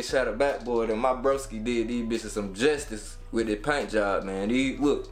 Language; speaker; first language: English; native; English